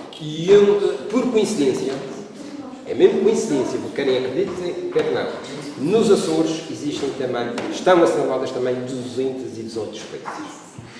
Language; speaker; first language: Portuguese; native; Portuguese